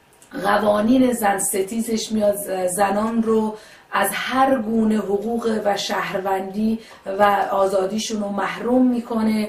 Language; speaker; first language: Persian; native; Persian